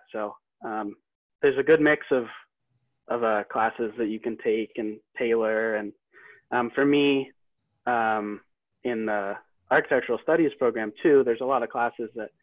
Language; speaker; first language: English; native; English